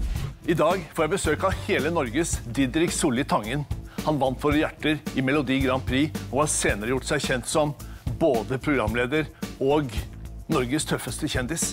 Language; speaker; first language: Norwegian; native; Norwegian